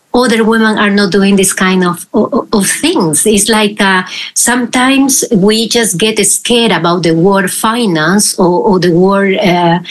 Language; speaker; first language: English; non-native, fluent; Spanish